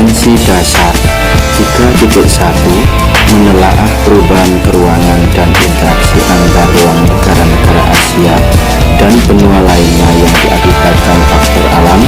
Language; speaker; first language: Indonesian; native; Indonesian